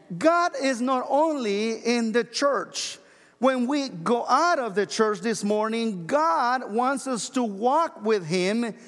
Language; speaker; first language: English; non-native, fluent; Spanish